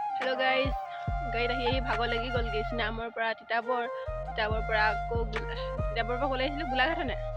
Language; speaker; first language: Assamese; native; Assamese